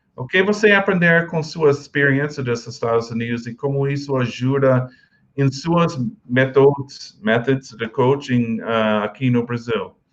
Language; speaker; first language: Portuguese; non-native, learner; English